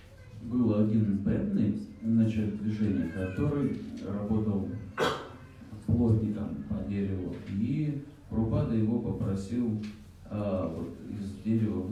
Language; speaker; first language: Russian; native; Russian